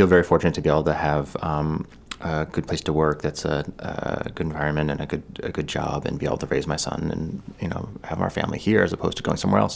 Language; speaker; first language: English; native; English